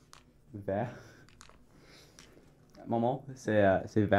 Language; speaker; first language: French; non-native, learner; English